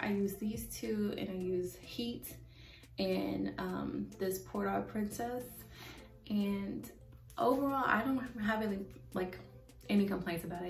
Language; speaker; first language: English; native; English